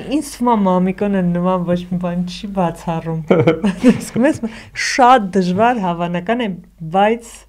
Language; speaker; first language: Armenian; native; Armenian